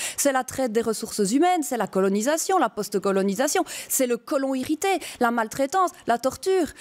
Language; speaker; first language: French; native; French